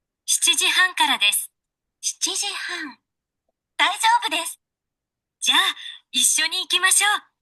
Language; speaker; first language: Japanese; non-native, learner; Sinhala